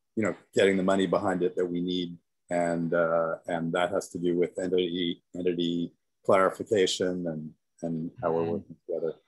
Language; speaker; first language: English; native; English